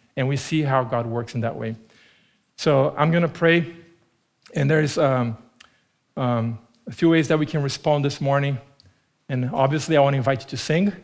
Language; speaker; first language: English; non-native, fluent; Portuguese